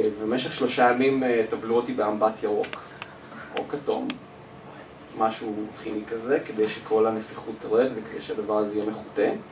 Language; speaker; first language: Hebrew; early bilingual, other home language; Russian